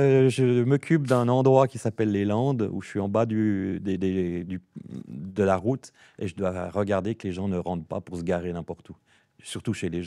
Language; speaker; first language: French; native; French